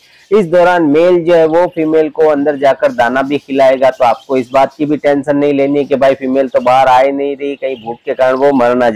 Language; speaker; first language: Hindi; native; Hindi